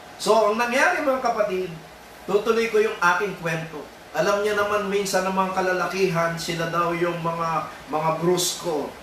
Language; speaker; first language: Filipino; native; Filipino